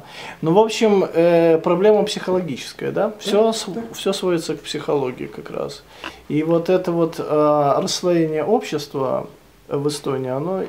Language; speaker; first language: Russian; native; Russian